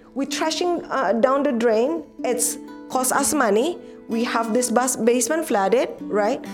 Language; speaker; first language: English; non-native, fluent; Indonesian